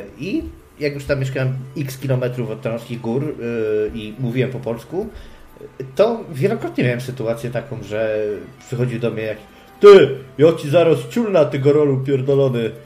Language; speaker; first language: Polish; native; Polish